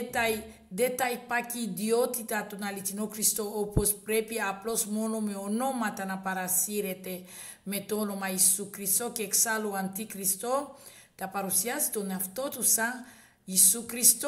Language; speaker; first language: Greek; non-native, learner; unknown